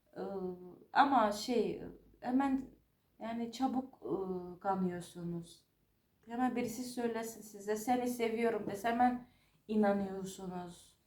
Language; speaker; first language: Turkish; non-native, fluent; Georgian